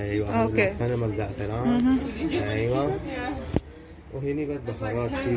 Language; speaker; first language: Arabic; non-native, learner; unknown